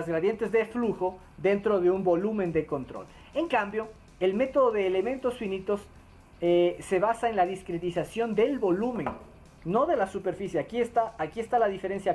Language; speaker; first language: Spanish; native; Spanish